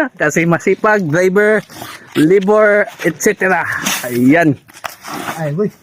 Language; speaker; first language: Filipino; non-native, local second language; Cebuano